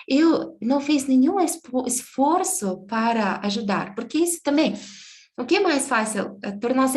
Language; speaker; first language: Portuguese; non-native, fluent; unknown